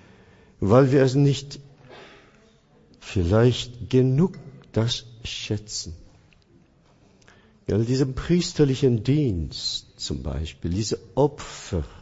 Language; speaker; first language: German; non-native, fluent; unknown